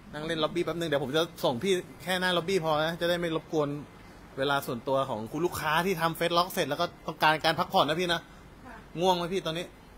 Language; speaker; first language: Thai; native; Thai